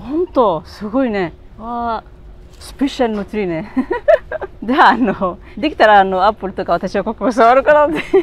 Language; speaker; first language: Japanese; non-native, learner; Arabic